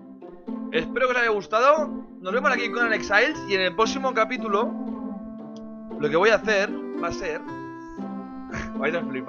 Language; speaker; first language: Spanish; native; Spanish